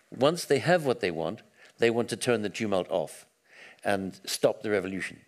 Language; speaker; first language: English; native; English